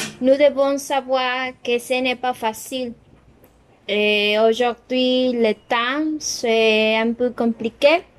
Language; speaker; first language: French; non-native, learner; Spanish